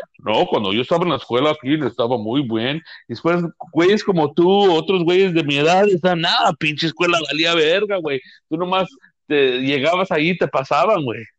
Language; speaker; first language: Spanish; early bilingual, heritage; Spanish